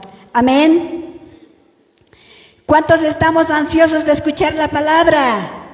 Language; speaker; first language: Spanish; native; Spanish